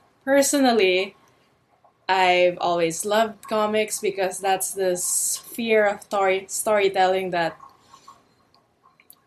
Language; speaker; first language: English; non-native, local second language; Filipino